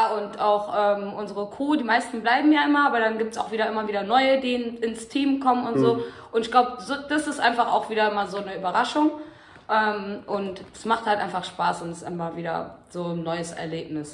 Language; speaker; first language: German; native; German